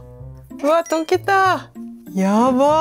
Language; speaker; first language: Japanese; native; Japanese